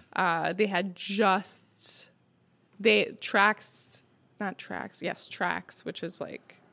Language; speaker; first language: English; non-native, fluent; French